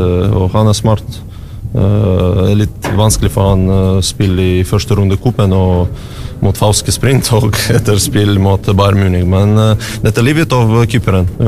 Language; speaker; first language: Norwegian; non-native, learner; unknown